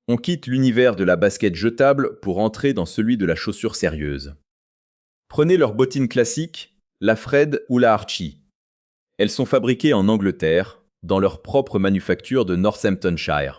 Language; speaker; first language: French; native; French